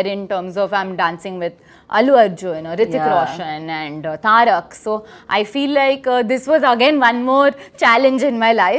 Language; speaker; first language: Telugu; non-native, learner; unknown